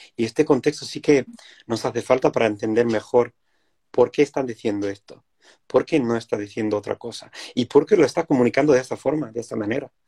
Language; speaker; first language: Spanish; non-native, fluent; English